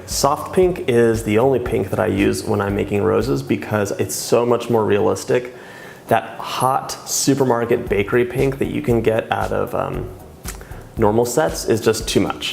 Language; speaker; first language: English; native; English